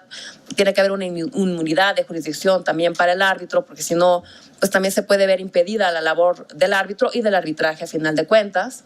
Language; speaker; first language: Spanish; native; Spanish